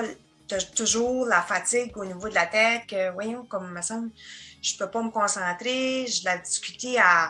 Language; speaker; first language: French; native; French